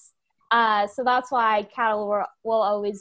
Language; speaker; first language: English; native; English